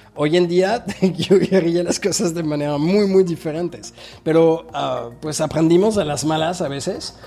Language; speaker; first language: Spanish; non-native, fluent; French